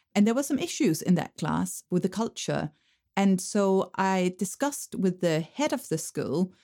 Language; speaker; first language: English; non-native, fluent; Danish